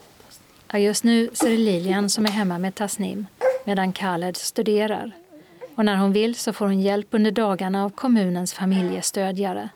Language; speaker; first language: Swedish; native; Swedish